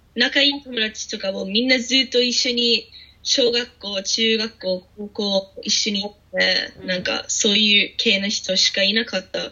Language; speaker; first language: Japanese; non-native, fluent; English